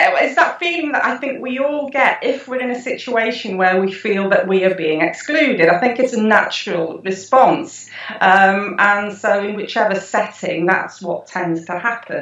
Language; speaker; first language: English; non-native, local second language; Welsh